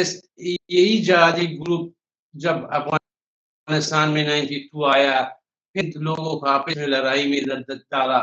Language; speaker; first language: Hindi; non-native, fluent; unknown